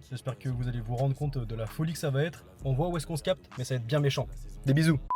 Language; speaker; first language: French; native; French